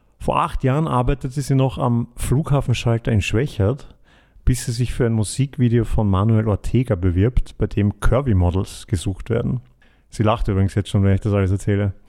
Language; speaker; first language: German; native; German